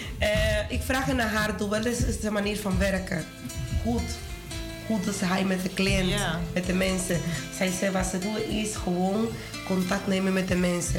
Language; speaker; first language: Dutch; non-native, learner; Spanish